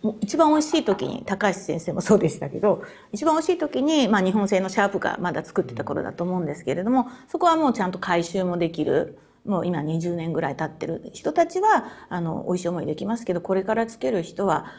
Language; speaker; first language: Japanese; native; Japanese